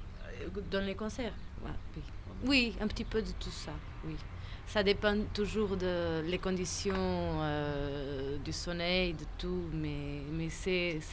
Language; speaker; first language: French; non-native, fluent; Portuguese